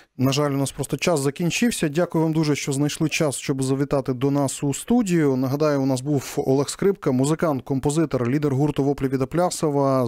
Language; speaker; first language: Ukrainian; native; Ukrainian